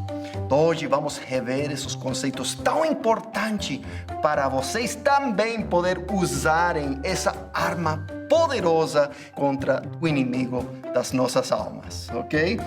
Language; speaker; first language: Portuguese; non-native, fluent; English